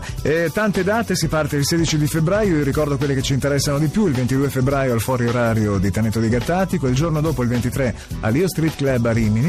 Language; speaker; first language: Italian; native; Italian